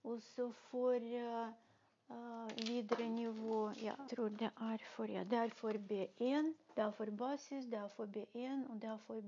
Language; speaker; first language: Norwegian; non-native, fluent; Russian